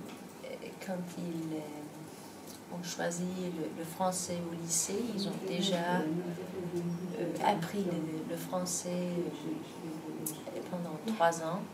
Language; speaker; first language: French; non-native, fluent; Danish